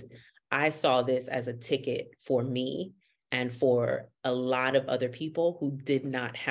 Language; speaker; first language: English; early bilingual, other home language; Haitian Creole